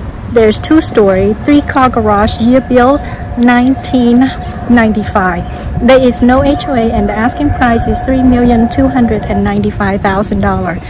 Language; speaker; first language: English; non-native, fluent; Vietnamese